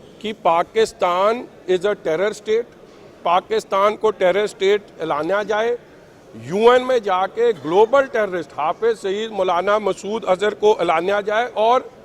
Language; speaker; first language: Urdu; non-native, local second language; Punjabi